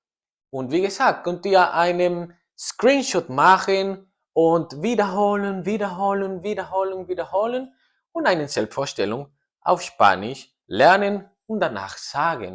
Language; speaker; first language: German; non-native, learner; Spanish